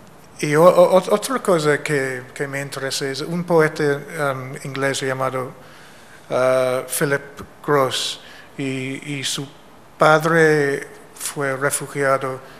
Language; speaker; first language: Spanish; non-native, fluent; English